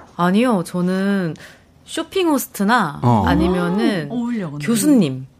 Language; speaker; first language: Korean; native; Korean